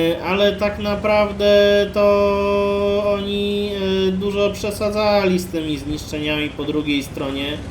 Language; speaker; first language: Polish; native; Polish